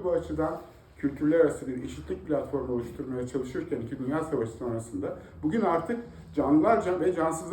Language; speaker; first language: Turkish; native; Turkish